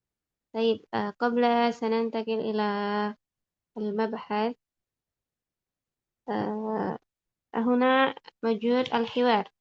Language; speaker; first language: Arabic; non-native, fluent; Indonesian